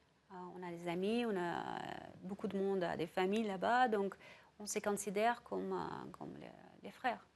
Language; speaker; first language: French; non-native, fluent; Russian